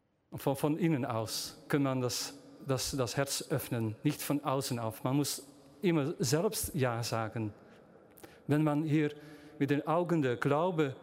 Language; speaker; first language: German; non-native, learner; Dutch